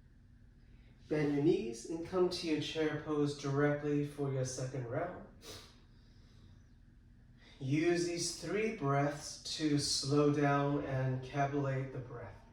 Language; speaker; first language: English; native; English